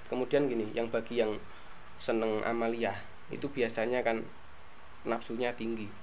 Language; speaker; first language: Indonesian; non-native, local second language; Javanese